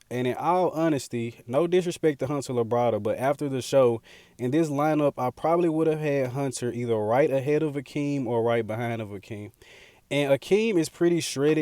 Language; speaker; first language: English; native; English